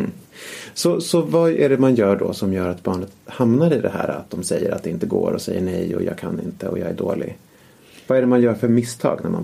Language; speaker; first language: Swedish; native; Swedish